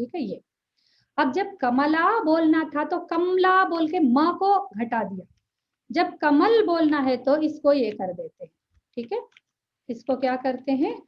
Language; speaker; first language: Hindi; non-native, local second language; Telugu